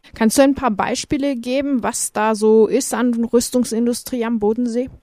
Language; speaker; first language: German; native; German